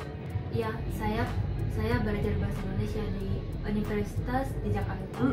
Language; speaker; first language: Indonesian; non-native, fluent; Japanese